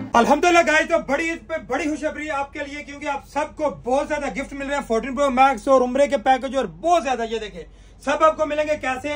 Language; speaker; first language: Urdu; non-native, local second language; Punjabi